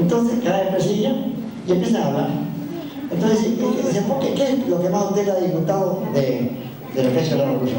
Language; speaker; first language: Spanish; native; Spanish